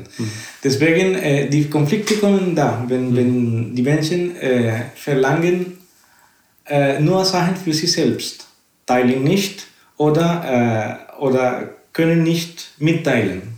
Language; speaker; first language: German; non-native, fluent; Spanish